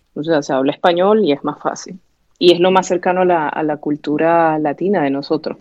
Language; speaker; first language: Spanish; native; Spanish